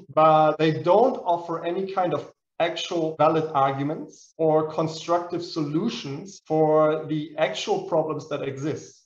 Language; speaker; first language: English; non-native, fluent; German